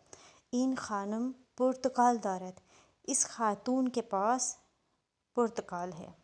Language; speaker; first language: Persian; non-native, fluent; Urdu